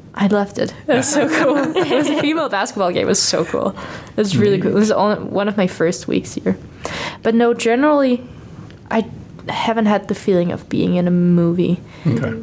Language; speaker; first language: English; non-native, fluent; Danish